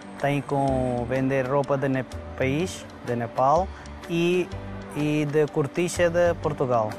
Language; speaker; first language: Portuguese; non-native, learner; Nepali